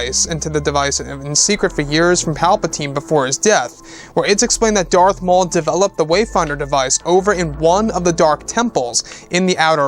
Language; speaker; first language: English; native; English